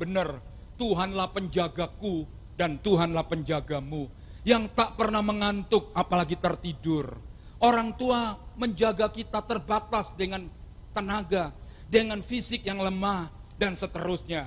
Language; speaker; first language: Indonesian; non-native, local second language; Javanese